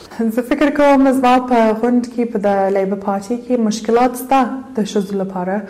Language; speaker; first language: Pashto; early bilingual, heritage; Pashto